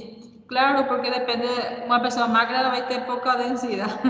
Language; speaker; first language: Portuguese; non-native, fluent; Spanish